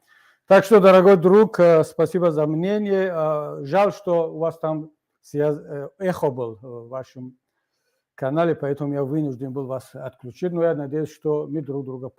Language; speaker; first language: Russian; non-native, local second language; Tajik